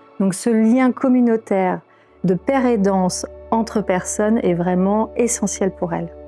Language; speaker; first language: French; native; French